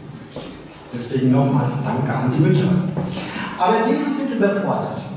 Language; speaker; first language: German; early bilingual, other home language; Turkish